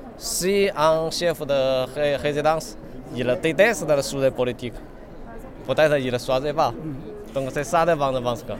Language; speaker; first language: French; non-native, learner; Chinese